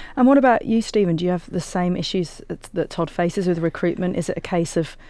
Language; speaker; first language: English; native; English